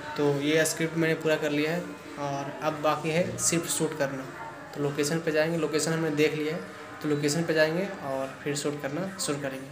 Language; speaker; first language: Hindi; native; Hindi